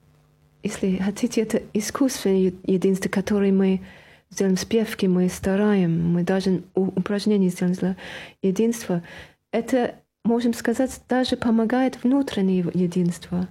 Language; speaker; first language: Russian; non-native, fluent; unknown